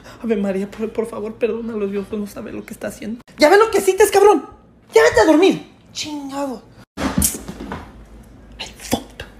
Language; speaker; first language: Spanish; early bilingual, heritage; Spanish